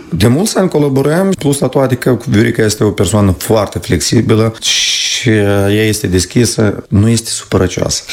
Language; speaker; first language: Romanian; native; Romanian